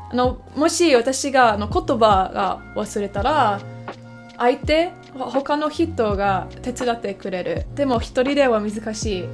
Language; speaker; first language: Japanese; non-native, learner; English